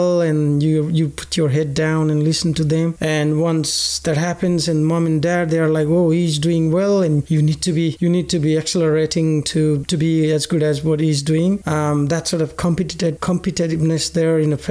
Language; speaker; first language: English; non-native, local second language; Nepali